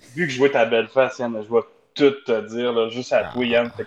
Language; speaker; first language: French; native; French